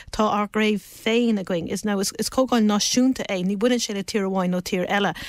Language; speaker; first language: Irish; native; Irish